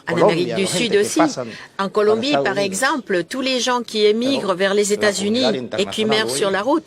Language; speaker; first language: French; non-native, local second language; Portuguese